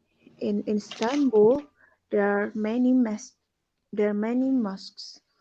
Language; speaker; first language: English; non-native, fluent; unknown